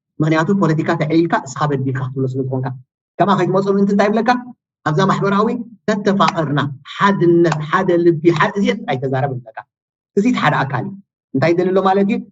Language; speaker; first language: Tigrinya; native; Tigrinya